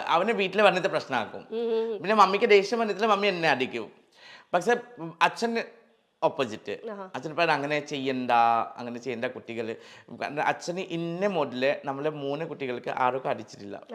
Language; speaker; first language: Malayalam; non-native, learner; Assamese